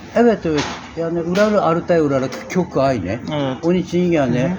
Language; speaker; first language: Turkish; non-native, learner; Japanese